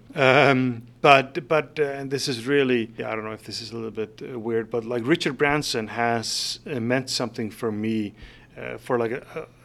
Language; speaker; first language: English; non-native, fluent; Faroese